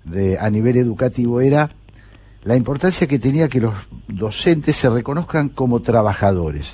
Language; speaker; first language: Spanish; native; Spanish